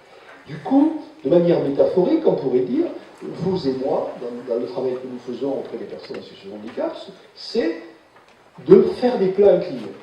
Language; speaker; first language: French; native; French